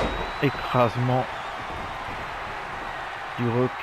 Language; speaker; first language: French; native; French